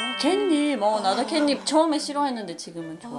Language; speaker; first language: Korean; non-native, fluent; English